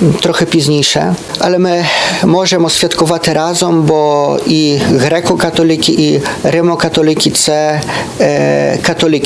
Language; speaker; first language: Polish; non-native, learner; Ukrainian